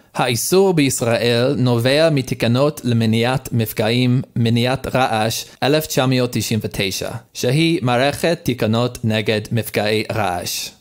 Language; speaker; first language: Hebrew; non-native, learner; English